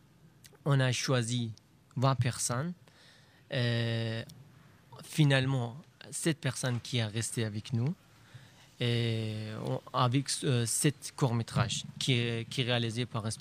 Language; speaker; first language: French; non-native, learner; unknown